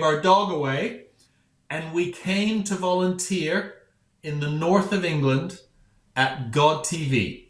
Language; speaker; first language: English; native; English